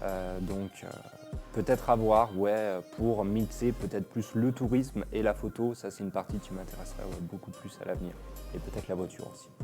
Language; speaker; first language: French; native; French